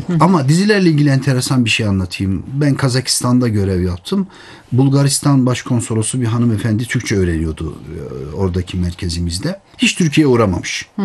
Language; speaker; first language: Turkish; native; Turkish